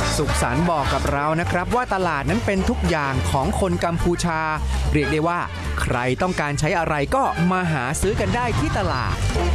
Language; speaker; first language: Thai; native; Thai